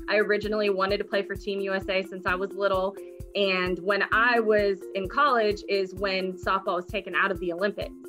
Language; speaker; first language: English; native; English